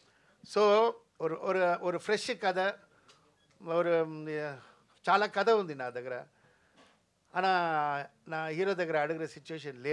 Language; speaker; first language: Telugu; non-native, fluent; Tamil